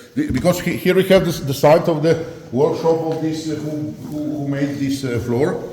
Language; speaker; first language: English; non-native, learner; Slovenian